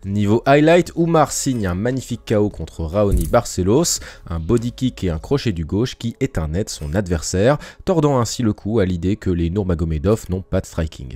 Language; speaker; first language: French; native; French